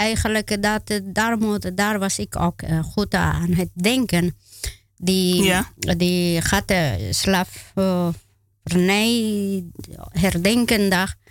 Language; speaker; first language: Dutch; non-native, learner; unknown